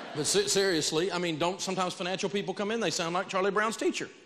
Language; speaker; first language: English; native; English